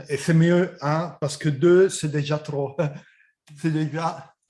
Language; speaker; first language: French; non-native, fluent; Italian